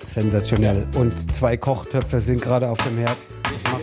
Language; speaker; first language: German; native; German